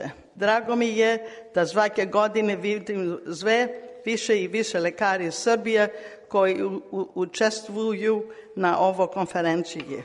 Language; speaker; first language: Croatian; non-native, learner; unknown